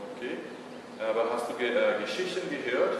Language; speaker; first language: German; early bilingual, heritage; German